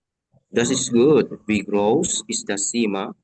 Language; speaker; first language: German; non-native, learner; Indonesian